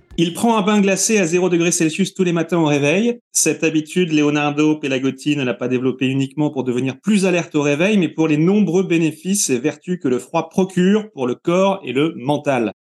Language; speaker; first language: French; native; French